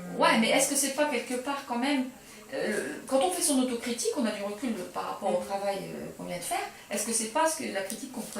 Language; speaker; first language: French; native; French